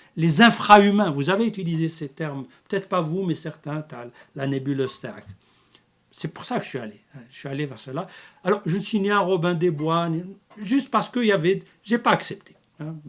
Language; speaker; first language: French; non-native, local second language; Arabic